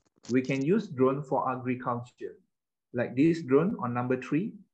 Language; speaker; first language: English; non-native, local second language; Malay